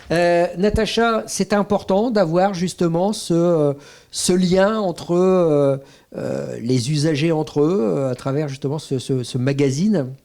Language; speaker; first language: French; native; French